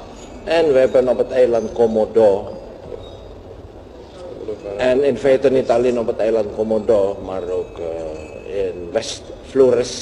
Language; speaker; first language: Dutch; non-native, local second language; Javanese